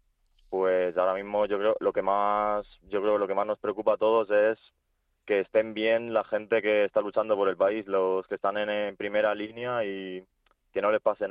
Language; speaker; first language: Spanish; early bilingual, other home language; Ukrainian